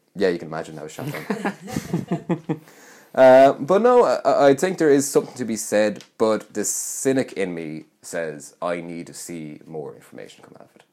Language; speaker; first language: English; native; English